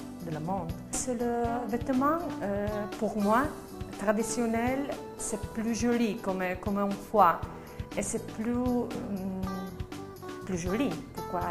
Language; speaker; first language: French; non-native, learner; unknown